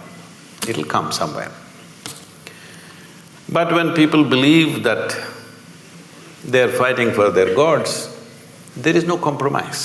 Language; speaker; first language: English; non-native, local second language; Kannada